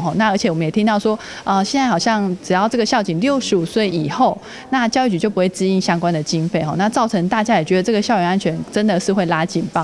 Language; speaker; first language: Chinese; native; Chinese